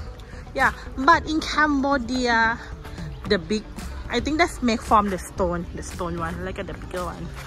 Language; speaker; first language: English; non-native, learner; Thai